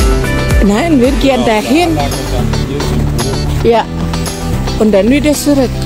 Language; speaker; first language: German; non-native, learner; Indonesian